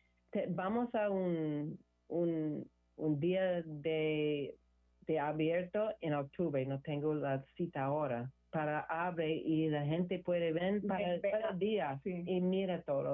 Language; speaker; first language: Spanish; non-native, learner; English